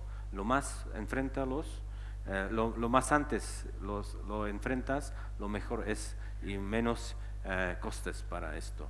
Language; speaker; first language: Spanish; non-native, fluent; Czech